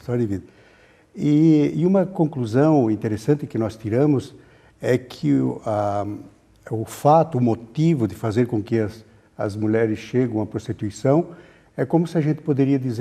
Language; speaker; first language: Portuguese; native; Portuguese